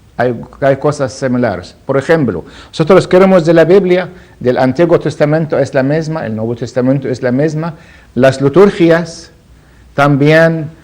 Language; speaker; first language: Spanish; non-native, learner; Arabic